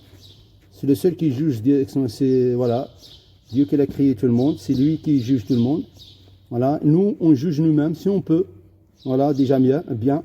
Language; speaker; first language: French; non-native, fluent; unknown